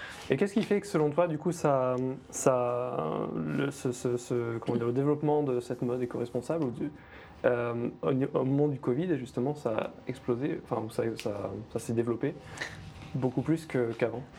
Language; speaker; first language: French; native; French